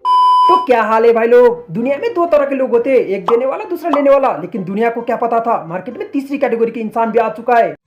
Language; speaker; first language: Hindi; native; Hindi